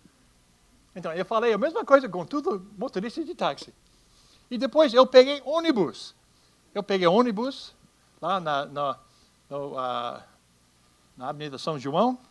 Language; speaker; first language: Portuguese; non-native, fluent; English